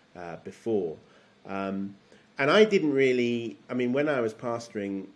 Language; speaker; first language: English; native; English